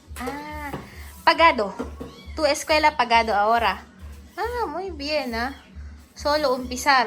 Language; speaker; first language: Spanish; non-native, learner; Filipino